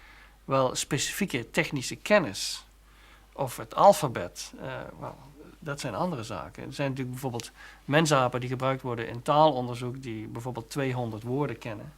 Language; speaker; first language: Dutch; native; Dutch